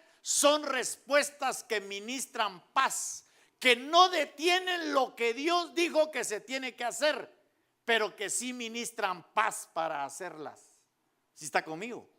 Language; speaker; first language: Spanish; native; Spanish